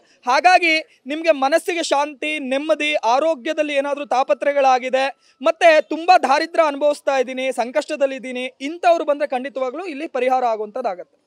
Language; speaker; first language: Kannada; native; Kannada